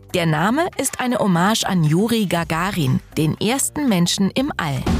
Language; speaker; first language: German; native; German